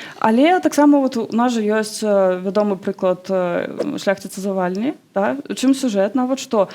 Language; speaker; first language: Belarusian; non-native, local second language; Russian